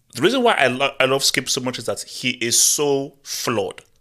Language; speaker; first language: English; non-native, local second language; Yoruba